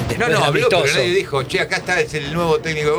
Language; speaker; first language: Spanish; native; Spanish